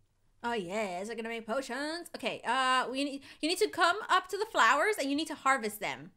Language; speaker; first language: English; native; English